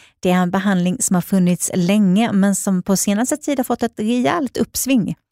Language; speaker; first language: Swedish; native; Swedish